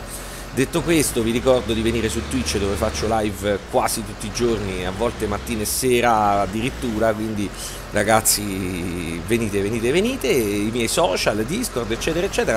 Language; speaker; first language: Italian; native; Italian